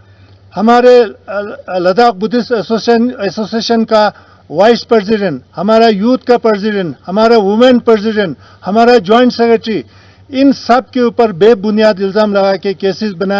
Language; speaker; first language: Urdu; non-native, local second language; Ladakhi